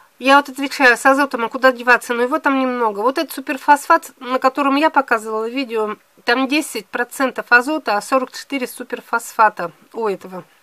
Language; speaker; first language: Russian; native; Russian